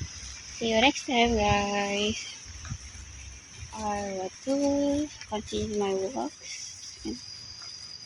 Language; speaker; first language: English; non-native, learner; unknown